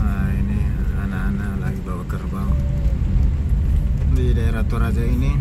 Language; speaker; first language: Indonesian; native; Indonesian